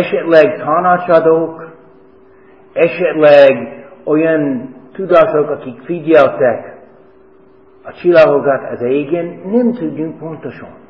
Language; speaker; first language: Hungarian; non-native, fluent; English